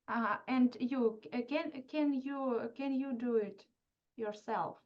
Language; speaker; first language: English; non-native, fluent; Russian